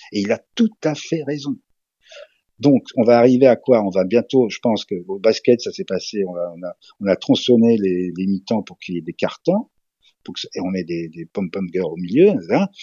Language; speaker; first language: French; early bilingual, other home language; Serbian